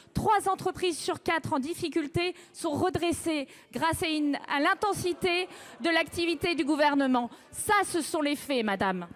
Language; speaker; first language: French; native; French